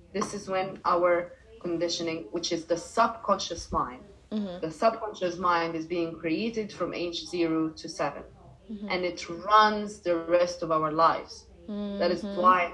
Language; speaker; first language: English; non-native, fluent; Arabic